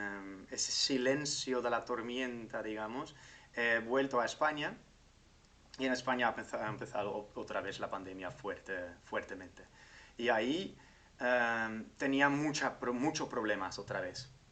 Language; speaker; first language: Spanish; non-native, fluent; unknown